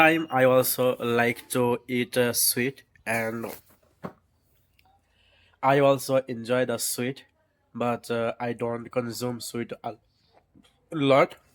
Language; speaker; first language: English; non-native, learner; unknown